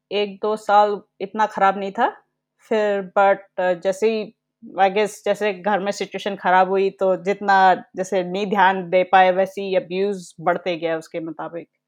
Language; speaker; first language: Hindi; native; Hindi